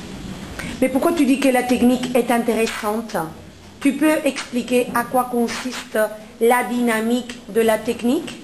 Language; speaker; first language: French; non-native, fluent; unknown